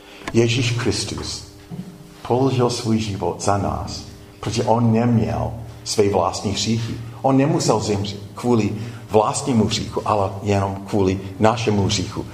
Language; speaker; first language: Czech; non-native, fluent; English